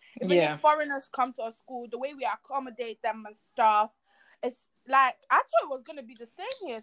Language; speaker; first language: English; non-native, local second language; Yoruba